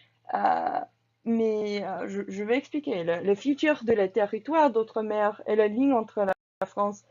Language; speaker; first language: French; non-native, learner; English